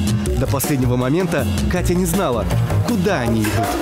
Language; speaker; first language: Russian; native; Russian